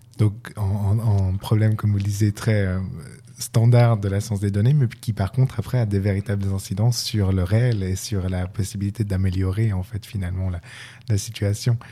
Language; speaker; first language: French; native; French